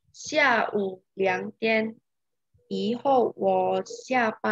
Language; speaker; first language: Chinese; non-native, learner; Indonesian